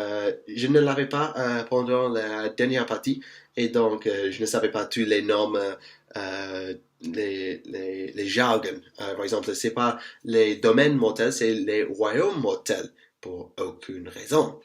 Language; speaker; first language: French; non-native, fluent; English